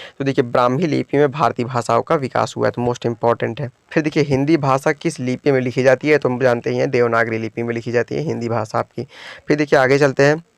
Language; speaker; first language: Hindi; native; Hindi